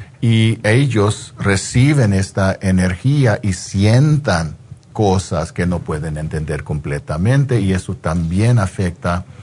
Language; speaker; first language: Spanish; non-native, fluent; English